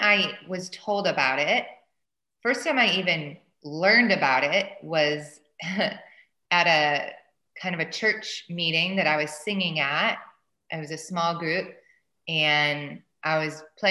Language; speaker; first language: English; native; English